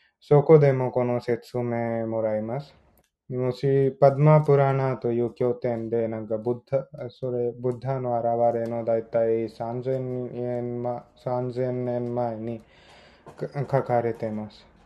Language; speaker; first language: Japanese; non-native, learner; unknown